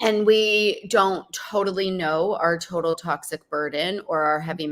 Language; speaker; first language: English; native; English